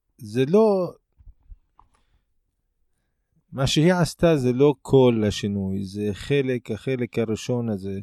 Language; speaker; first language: Hebrew; non-native, local second language; Arabic